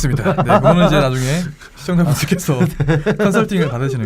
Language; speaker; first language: Korean; native; Korean